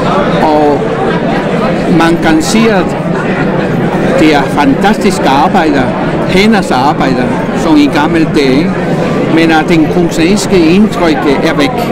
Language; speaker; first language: Danish; non-native, fluent; Spanish